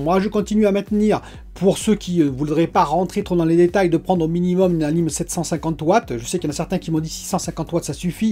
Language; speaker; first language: French; native; French